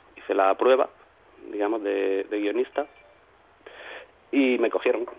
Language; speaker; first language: Spanish; native; Spanish